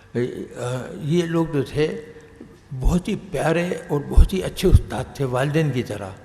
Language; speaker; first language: Urdu; native; Urdu